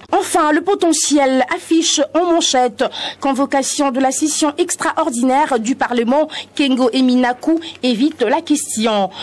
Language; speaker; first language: French; non-native, local second language; Lingala